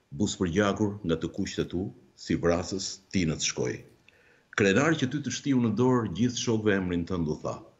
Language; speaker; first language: Albanian; native; Albanian